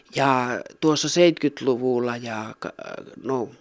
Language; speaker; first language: Finnish; native; Finnish